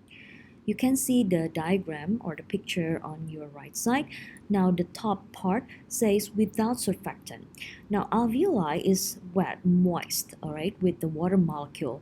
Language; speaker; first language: English; non-native, fluent; Indonesian